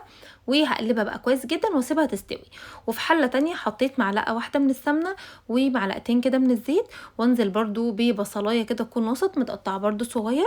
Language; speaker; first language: Arabic; native; Arabic